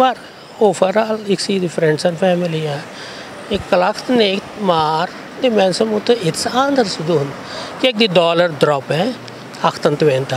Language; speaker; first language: Dutch; non-native, local second language; Sranan Tongo